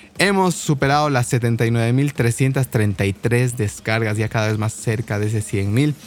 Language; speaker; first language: Spanish; native; Spanish